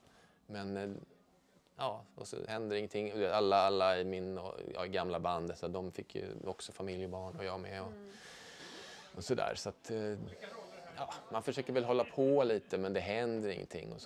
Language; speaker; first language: Swedish; native; Swedish